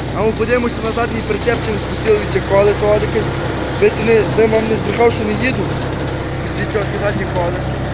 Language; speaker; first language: Ukrainian; native; Ukrainian